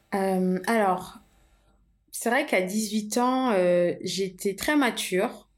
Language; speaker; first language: French; non-native, fluent; Portuguese